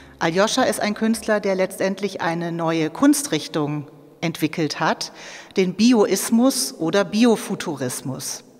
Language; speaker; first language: German; native; German